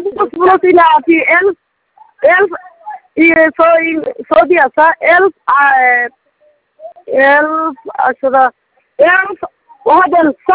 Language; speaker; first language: Arabic; non-native, learner; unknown